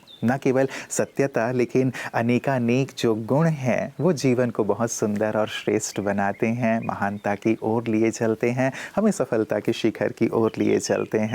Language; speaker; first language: Hindi; native; Hindi